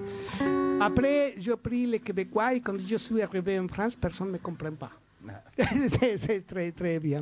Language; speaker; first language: French; non-native, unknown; Spanish